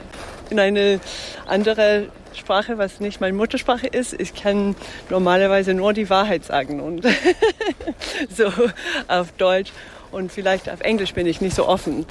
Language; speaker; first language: German; non-native, fluent; English